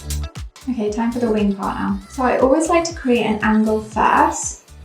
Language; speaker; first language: English; native; English